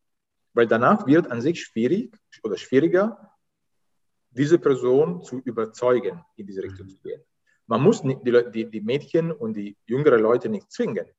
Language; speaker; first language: German; non-native, fluent; Italian